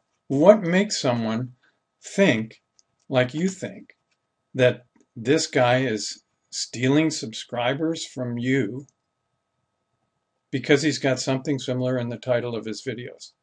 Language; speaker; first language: English; native; English